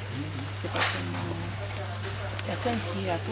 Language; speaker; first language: French; non-native, learner; Armenian